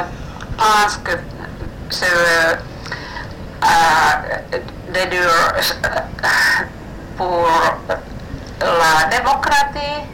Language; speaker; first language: French; non-native, learner; Finnish